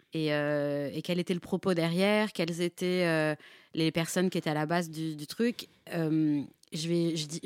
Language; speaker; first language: French; native; French